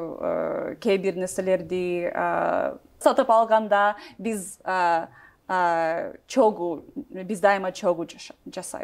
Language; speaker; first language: Kyrgyz; non-native, learner; English